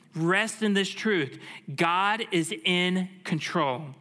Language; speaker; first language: English; native; English